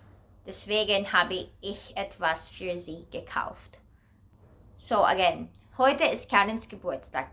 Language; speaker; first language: German; non-native, learner; Filipino